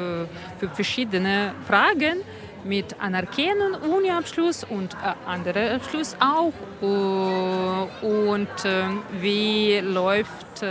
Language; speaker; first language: German; non-native, learner; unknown